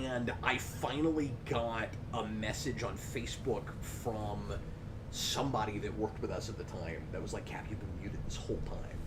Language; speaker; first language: English; native; English